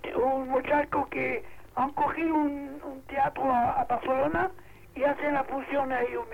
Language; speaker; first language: Spanish; non-native, local second language; Catalan